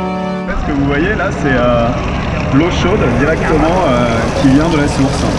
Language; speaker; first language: French; native; French